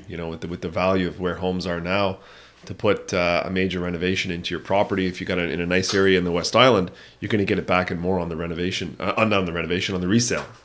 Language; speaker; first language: English; native; English